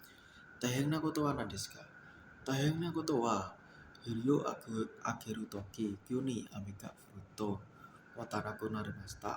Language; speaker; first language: Japanese; non-native, learner; Indonesian